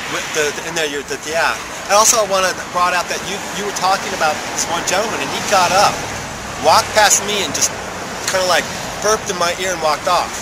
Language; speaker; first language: English; native; English